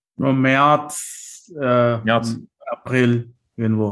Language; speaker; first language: German; non-native, learner; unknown